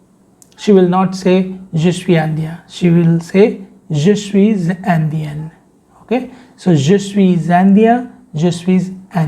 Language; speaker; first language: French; non-native, fluent; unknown